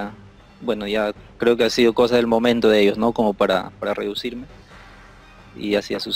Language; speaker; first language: Spanish; native; Spanish